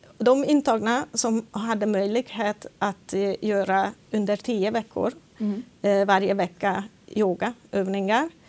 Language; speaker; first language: Swedish; non-native, fluent; Hungarian